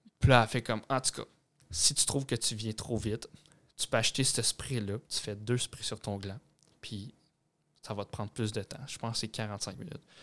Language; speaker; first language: French; native; French